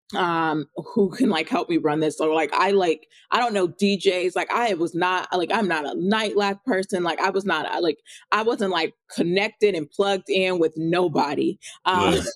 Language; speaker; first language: English; native; English